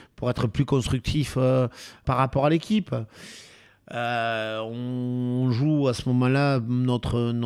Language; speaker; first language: French; native; French